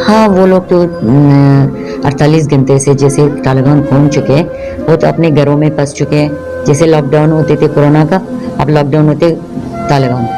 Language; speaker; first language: Hindi; non-native, fluent; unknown